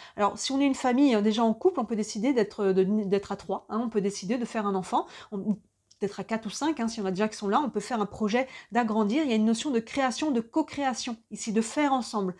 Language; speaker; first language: French; native; French